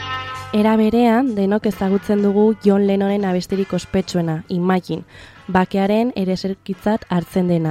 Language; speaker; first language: Basque; native; Basque